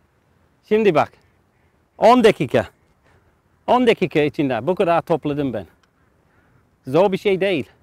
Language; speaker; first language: Turkish; non-native, learner; English